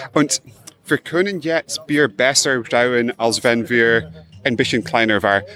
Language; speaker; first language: German; non-native, fluent; English